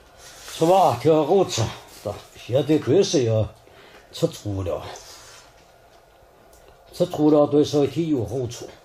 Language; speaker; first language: Chinese; native; Chinese